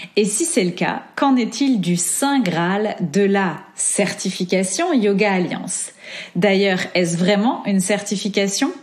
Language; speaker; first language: French; native; French